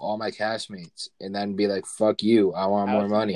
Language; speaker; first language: English; native; English